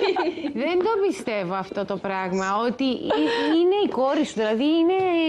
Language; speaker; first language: Greek; native; Greek